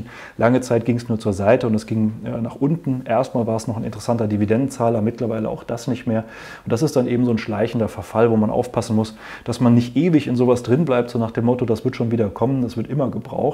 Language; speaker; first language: German; native; German